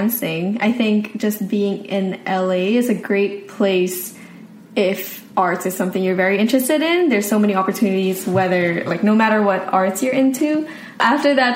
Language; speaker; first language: English; non-native, local second language; Filipino